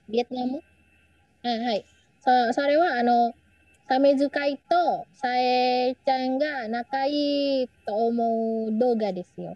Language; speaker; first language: Japanese; non-native, learner; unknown